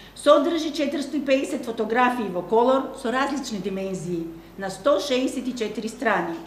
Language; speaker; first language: Macedonian; native; Macedonian